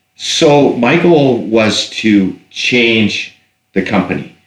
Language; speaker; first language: English; native; English